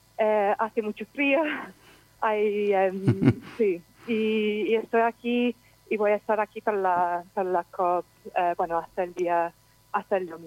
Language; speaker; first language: Spanish; non-native, fluent; English